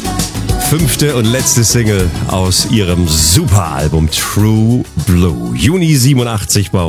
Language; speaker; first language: German; native; German